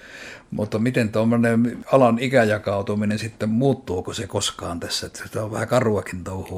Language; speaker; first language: Finnish; native; Finnish